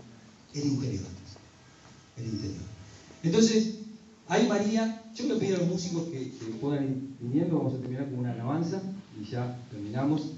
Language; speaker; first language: Spanish; native; Spanish